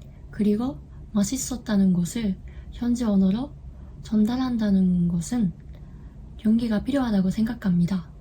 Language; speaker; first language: Korean; non-native, learner; Japanese